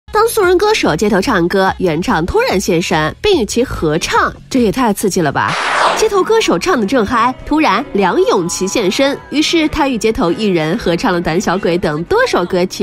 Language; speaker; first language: Chinese; native; Chinese